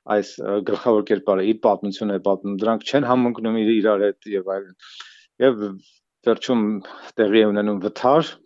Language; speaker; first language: Armenian; native; Armenian